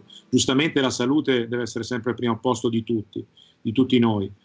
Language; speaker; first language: Italian; native; Italian